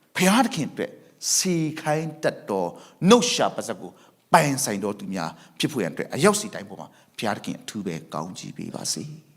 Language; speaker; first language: Burmese; non-native, local second language; Thado Chin